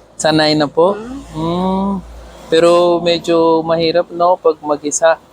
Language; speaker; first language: Filipino; non-native, learner; Urdu